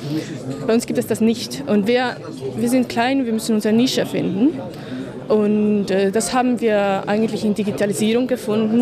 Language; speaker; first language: German; non-native, fluent; Estonian